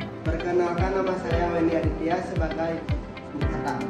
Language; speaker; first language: Indonesian; native; Indonesian